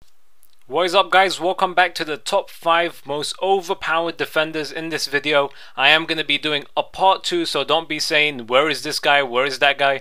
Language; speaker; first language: English; native; English